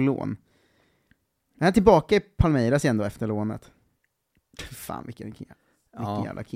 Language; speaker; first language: Swedish; native; Swedish